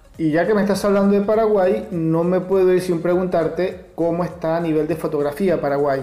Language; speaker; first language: Spanish; native; Spanish